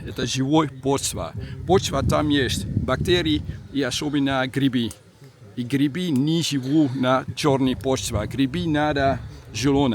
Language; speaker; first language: Russian; non-native, learner; Dutch